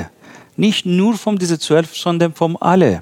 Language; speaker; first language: German; non-native, learner; Persian